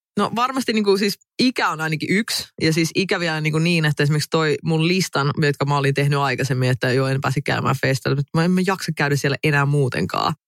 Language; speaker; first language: Finnish; early bilingual, other home language; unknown